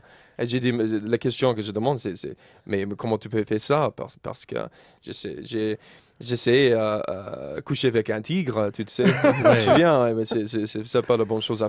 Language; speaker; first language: French; non-native, learner; English